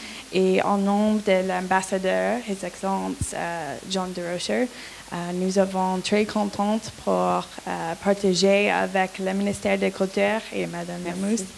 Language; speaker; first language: French; non-native, learner; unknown